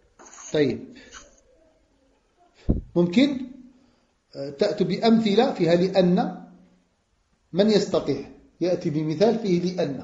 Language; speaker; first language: Arabic; non-native, fluent; French